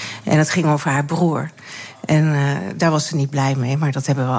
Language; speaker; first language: Dutch; native; Dutch